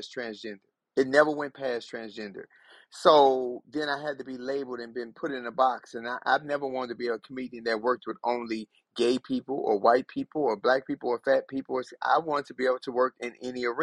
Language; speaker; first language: English; native; English